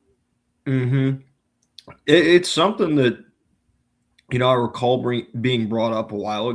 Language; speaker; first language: English; native; English